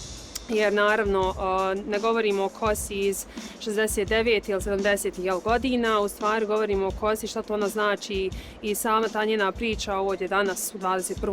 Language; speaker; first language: Bosnian; native; Bosnian